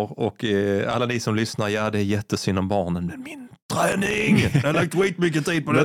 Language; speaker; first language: Swedish; native; Swedish